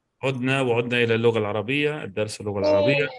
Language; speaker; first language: Arabic; non-native, fluent; English